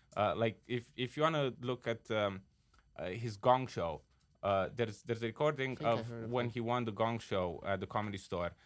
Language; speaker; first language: English; non-native, fluent; Romanian